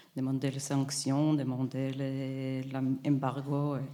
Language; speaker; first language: French; non-native, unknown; Hebrew